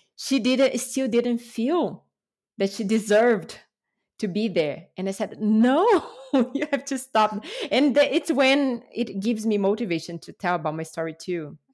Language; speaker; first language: English; non-native, fluent; Portuguese